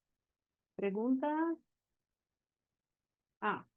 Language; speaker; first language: Spanish; non-native, learner; Portuguese